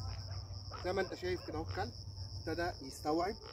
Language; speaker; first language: Arabic; native; Arabic